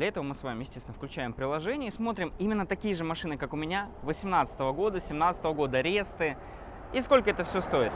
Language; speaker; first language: Russian; native; Russian